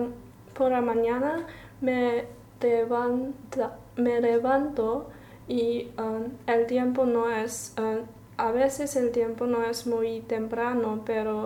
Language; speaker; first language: Spanish; non-native, learner; Chinese